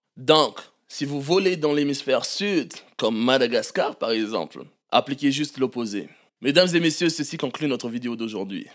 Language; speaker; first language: French; non-native, local second language; Malagasy